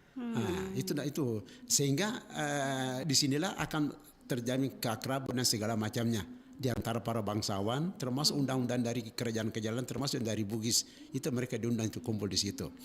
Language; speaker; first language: Indonesian; native; Indonesian